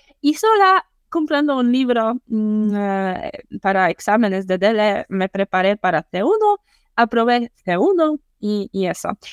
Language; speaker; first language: Spanish; non-native, fluent; Polish